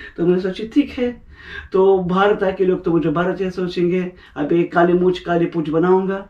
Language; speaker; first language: Hindi; non-native, fluent; Russian